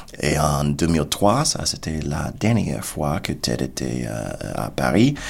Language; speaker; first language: French; non-native, fluent; English